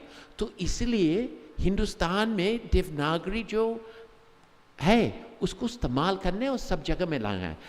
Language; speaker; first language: Hindi; non-native, fluent; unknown